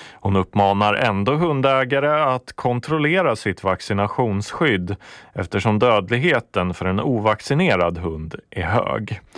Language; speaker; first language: Swedish; native; Swedish